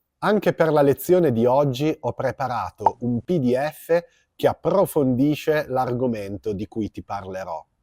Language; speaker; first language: Italian; native; Italian